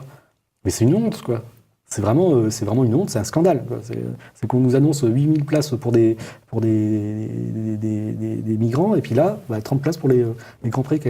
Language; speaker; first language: French; native; French